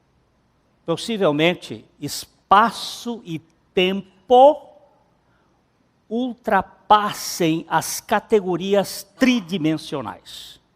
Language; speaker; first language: Portuguese; native; Portuguese